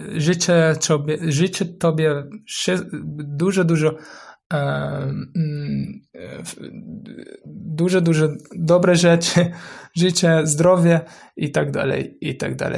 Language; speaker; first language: Polish; non-native, learner; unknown